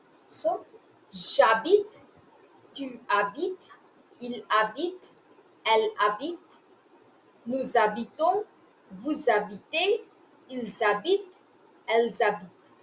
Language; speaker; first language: French; non-native, fluent; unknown